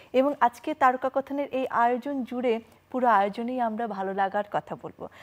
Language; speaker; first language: Bangla; native; Bangla